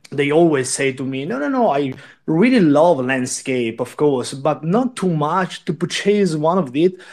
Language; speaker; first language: English; non-native, learner; Italian